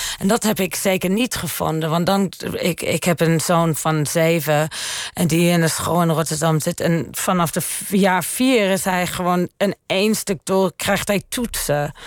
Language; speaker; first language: Dutch; early bilingual, heritage; Dutch